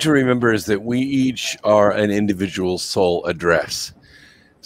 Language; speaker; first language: English; native; English